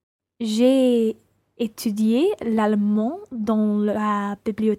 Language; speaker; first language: French; non-native, learner; English